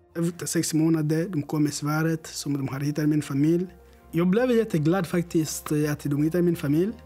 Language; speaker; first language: Swedish; non-native, learner; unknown